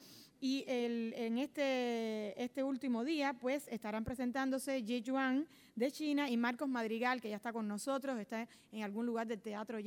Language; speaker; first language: Spanish; native; Spanish